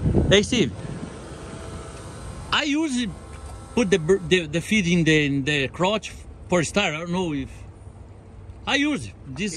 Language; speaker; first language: English; non-native, learner; Portuguese